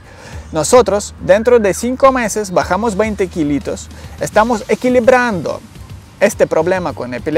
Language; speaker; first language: Spanish; non-native, learner; Ukrainian